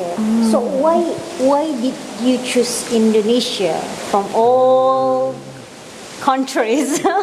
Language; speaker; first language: English; non-native, learner; Indonesian